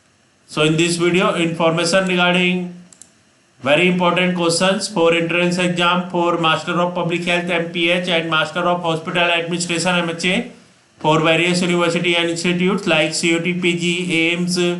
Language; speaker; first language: English; non-native, local second language; Hindi